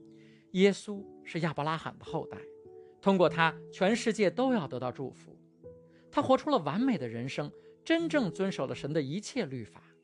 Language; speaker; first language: Chinese; native; Chinese